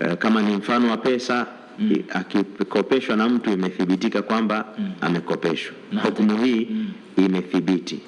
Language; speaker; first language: Swahili; native; Swahili